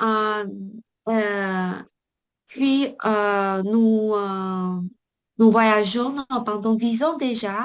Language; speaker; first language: French; non-native, learner; Chinese